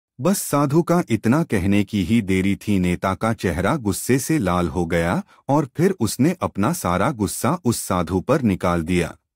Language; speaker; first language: Hindi; non-native, local second language; Gujarati